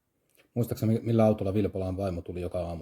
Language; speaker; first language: Finnish; native; Finnish